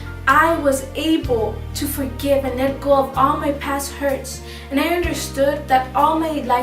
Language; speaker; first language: English; early bilingual, other home language; Spanish